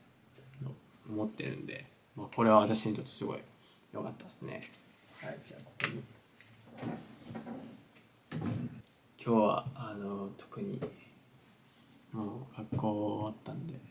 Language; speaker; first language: Japanese; native; Japanese